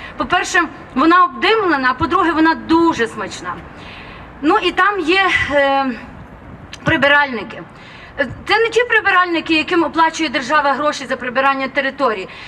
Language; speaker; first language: Ukrainian; native; Ukrainian